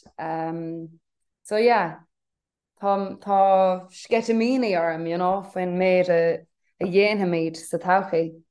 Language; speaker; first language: Irish; non-native, local second language; English